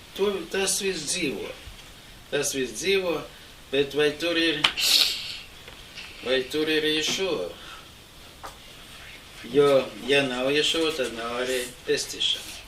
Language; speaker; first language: Latvian; non-native, local second language; Russian